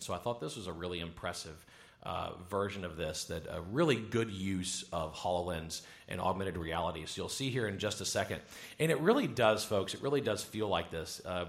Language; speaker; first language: English; native; English